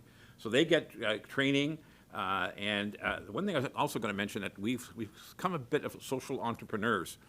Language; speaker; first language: English; native; English